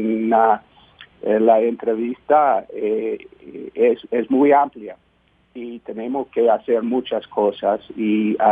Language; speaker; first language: Spanish; non-native, fluent; English